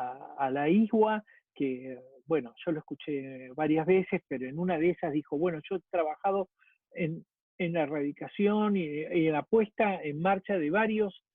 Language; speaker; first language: Spanish; native; Spanish